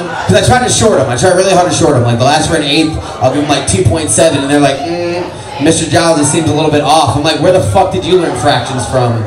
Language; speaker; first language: English; native; English